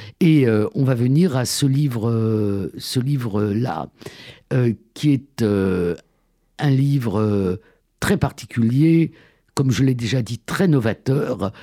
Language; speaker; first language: French; native; French